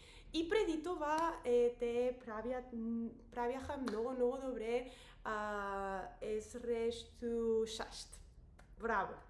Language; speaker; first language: Bulgarian; non-native, learner; Spanish